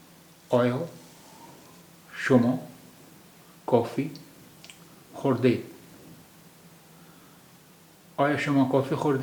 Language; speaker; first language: Persian; non-native, fluent; Urdu